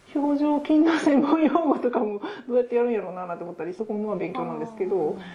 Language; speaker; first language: Japanese; native; Japanese